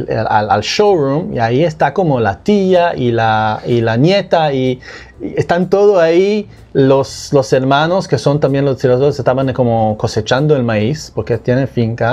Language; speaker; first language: Spanish; non-native, fluent; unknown